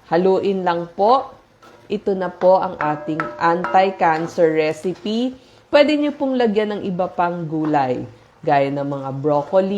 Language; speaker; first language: Filipino; native; Filipino